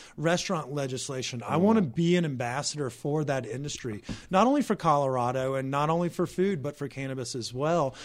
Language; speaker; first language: English; native; English